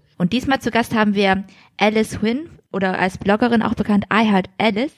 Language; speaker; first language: German; early bilingual, other home language; Vietnamese